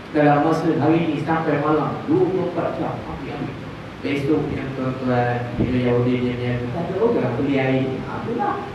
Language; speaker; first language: Malay; native; Malay